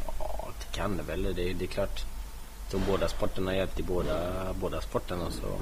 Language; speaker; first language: Swedish; early bilingual, other home language; Bosnian